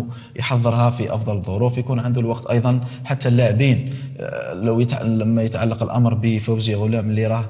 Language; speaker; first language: Arabic; native; Arabic